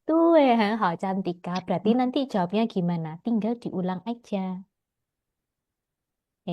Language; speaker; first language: Indonesian; native; Indonesian